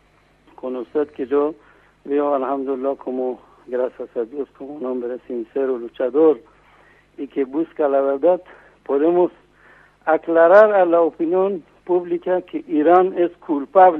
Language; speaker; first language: Spanish; non-native, fluent; Persian